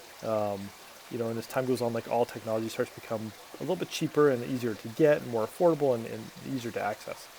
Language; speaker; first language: English; native; English